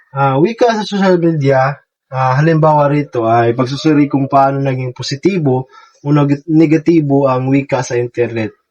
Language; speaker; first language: Filipino; non-native, local second language; Cebuano